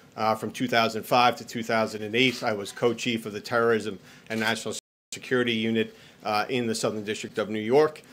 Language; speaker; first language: English; native; English